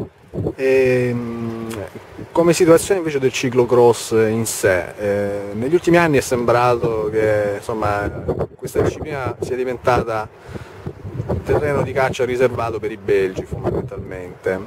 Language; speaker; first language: Italian; native; Italian